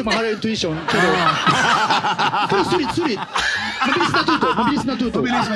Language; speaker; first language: Filipino; non-native, learner; Japanese